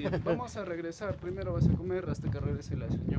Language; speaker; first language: Spanish; native; Spanish